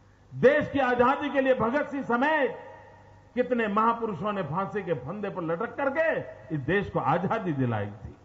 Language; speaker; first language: Hindi; non-native, local second language; Gujarati